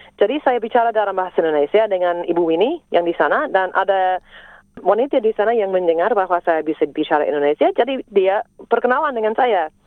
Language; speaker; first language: Indonesian; non-native, fluent; English